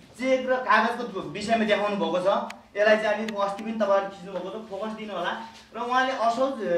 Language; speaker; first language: Nepali; native; Nepali